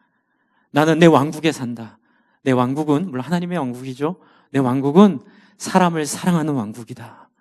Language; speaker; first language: Korean; native; Korean